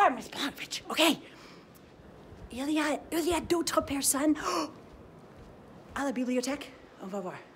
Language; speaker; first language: French; non-native, fluent; English